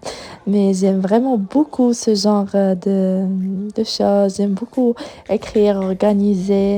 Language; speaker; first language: French; non-native, fluent; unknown